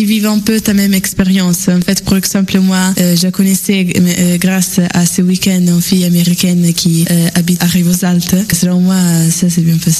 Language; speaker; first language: French; non-native, fluent; Italian